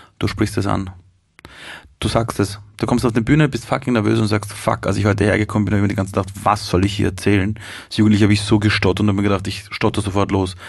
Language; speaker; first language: German; early bilingual, other home language; Persian